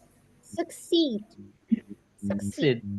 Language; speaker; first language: English; non-native, fluent; Indonesian